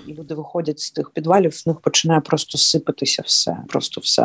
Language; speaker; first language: Polish; non-native, learner; Ukrainian